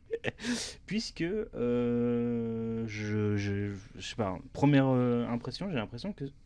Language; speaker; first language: French; native; French